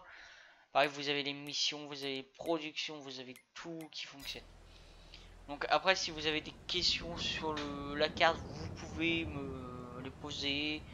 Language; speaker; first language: French; native; French